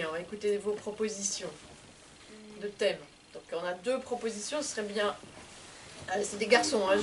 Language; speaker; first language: French; native; French